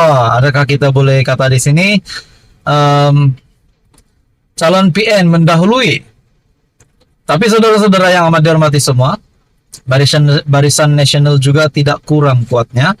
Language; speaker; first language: Malay; native; Malay